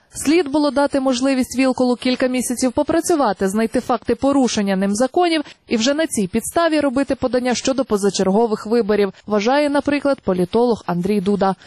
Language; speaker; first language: Ukrainian; native; Ukrainian